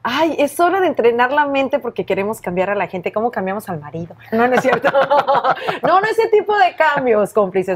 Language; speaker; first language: Spanish; native; Spanish